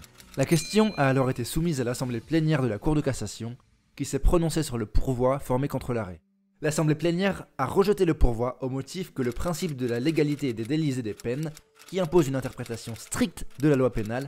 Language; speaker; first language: French; native; French